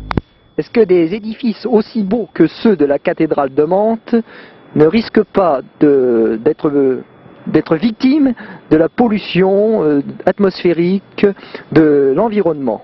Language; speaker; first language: French; native; French